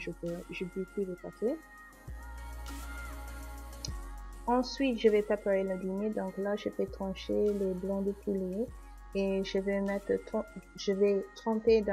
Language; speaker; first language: French; non-native, fluent; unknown